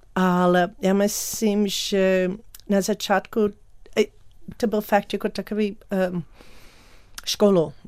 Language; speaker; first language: Czech; non-native, learner; English